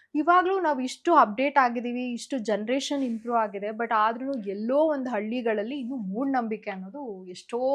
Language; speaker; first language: Kannada; native; Kannada